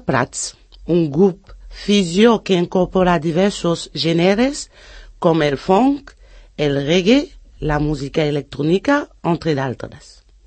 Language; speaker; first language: Catalan; non-native, learner; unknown